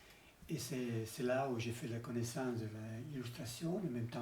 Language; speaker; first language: French; non-native, learner; Spanish